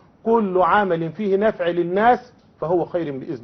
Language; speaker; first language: Arabic; native; Arabic